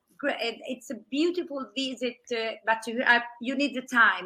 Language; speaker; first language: English; non-native, fluent; Italian